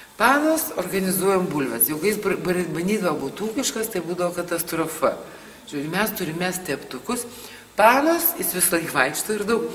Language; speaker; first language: Lithuanian; native; Lithuanian